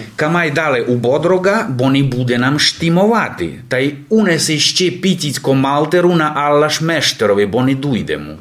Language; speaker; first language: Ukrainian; native; Ukrainian